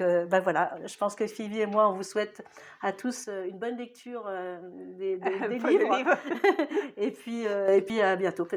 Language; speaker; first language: French; native; French